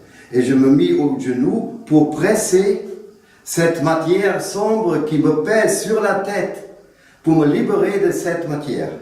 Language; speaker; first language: French; non-native, fluent; German